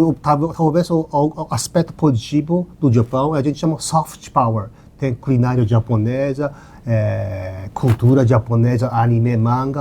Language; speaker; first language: Portuguese; non-native, learner; Japanese